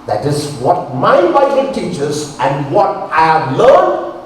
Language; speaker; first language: English; non-native, local second language; Malayalam